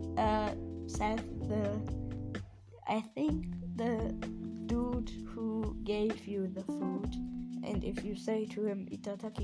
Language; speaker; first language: English; non-native, fluent; German